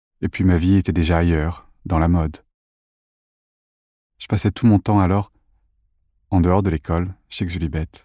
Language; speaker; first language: French; native; French